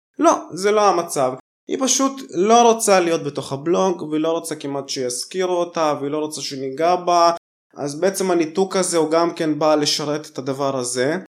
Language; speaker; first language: Hebrew; early bilingual, other home language; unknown